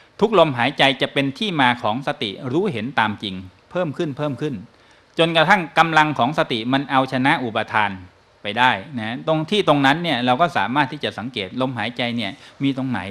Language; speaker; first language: Thai; native; Thai